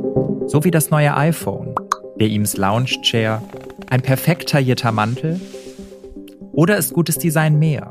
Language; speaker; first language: German; native; German